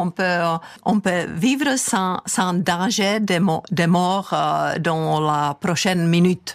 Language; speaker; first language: French; non-native, fluent; Czech